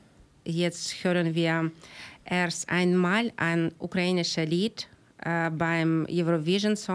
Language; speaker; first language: German; non-native, learner; Ukrainian